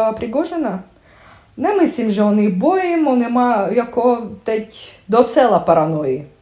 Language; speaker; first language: Czech; non-native, learner; Russian